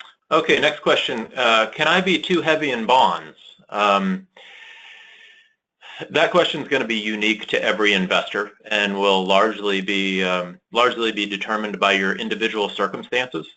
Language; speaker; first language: English; native; English